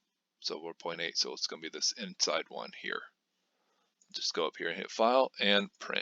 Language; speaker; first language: English; native; English